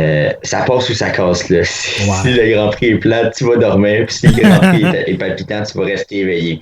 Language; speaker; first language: French; native; French